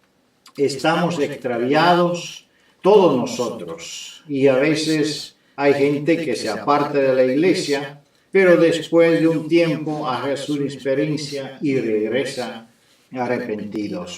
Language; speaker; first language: Spanish; non-native, fluent; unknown